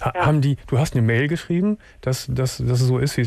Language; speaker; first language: German; native; German